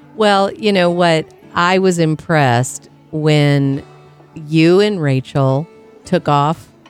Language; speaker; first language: English; native; English